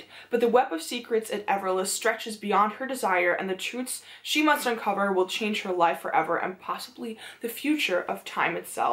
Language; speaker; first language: English; non-native, fluent; Dutch